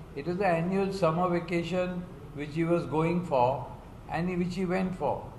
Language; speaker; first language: English; non-native, local second language; Marathi